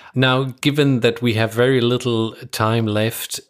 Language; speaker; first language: English; non-native, fluent; Persian